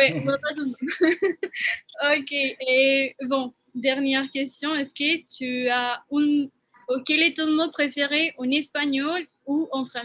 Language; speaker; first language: French; non-native, fluent; Spanish